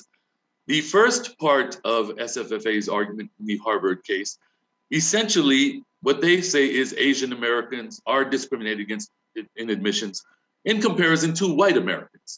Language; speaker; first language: English; native; English